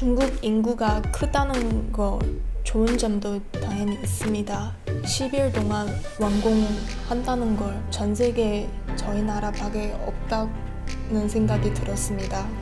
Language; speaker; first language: Korean; non-native, learner; Chinese